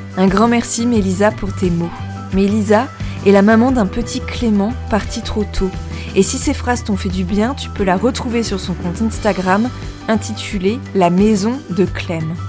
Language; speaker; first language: French; native; French